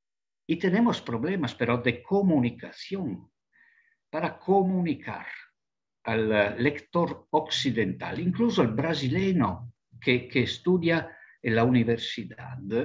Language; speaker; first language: Spanish; non-native, fluent; Italian